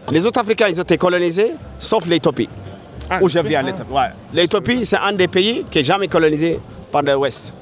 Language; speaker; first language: French; non-native, learner; Amharic